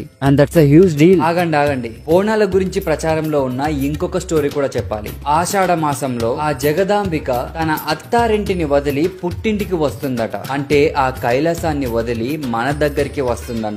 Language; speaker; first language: Telugu; native; Telugu